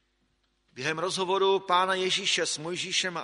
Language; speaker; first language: Czech; native; Czech